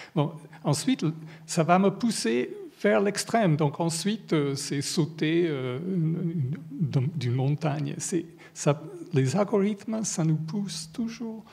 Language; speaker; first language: French; non-native, fluent; English